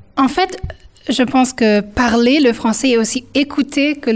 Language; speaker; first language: French; non-native, fluent; German